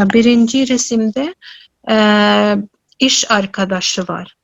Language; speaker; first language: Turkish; non-native, learner; Urdu